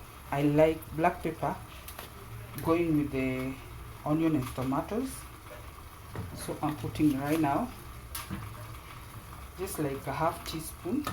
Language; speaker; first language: English; non-native, local second language; Swahili